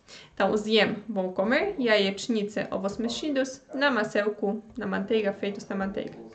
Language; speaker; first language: Portuguese; non-native, fluent; Polish